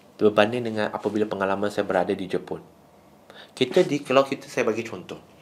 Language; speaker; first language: Malay; non-native, local second language; Chinese